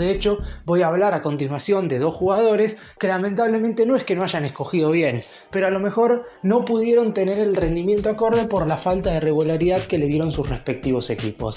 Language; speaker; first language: Spanish; native; Spanish